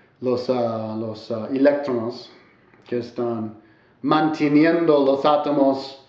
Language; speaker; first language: Spanish; non-native, learner; English